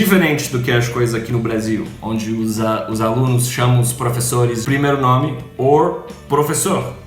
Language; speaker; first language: Portuguese; non-native, fluent; English